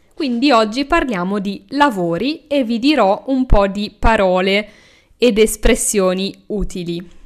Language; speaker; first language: Italian; native; Italian